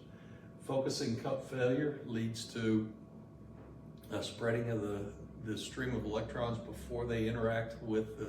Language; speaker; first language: English; native; English